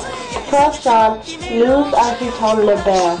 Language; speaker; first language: French; non-native, learner; English